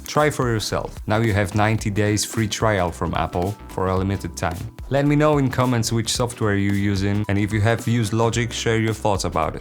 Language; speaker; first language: English; non-native, fluent; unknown